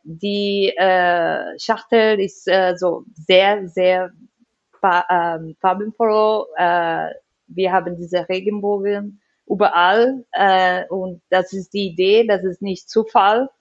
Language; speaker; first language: German; non-native, learner; Portuguese